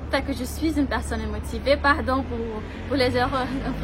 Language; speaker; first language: French; non-native, learner; Portuguese